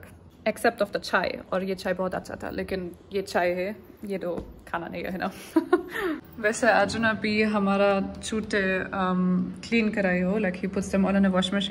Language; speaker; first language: Hindi; non-native, learner; German